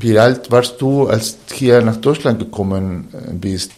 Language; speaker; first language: German; non-native, fluent; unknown